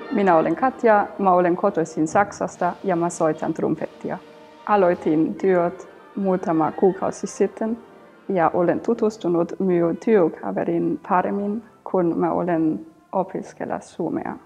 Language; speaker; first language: Finnish; non-native, learner; German